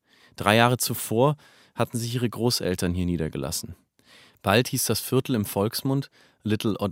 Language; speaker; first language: German; native; German